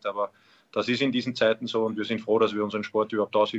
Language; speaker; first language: German; native; German